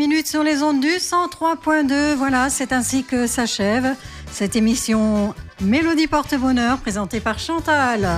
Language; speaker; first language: French; native; French